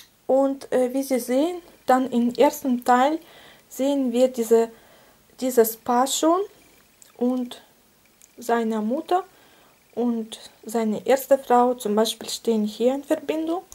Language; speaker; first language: German; non-native, fluent; Russian